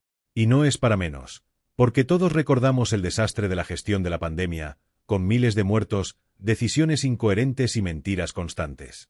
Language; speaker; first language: Spanish; native; Spanish